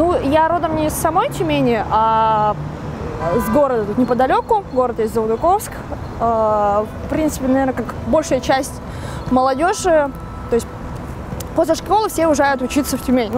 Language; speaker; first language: Russian; native; Russian